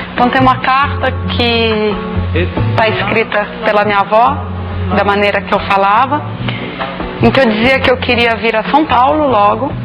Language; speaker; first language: Portuguese; native; Portuguese